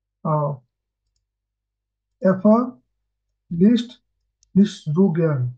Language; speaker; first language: German; non-native, learner; Bangla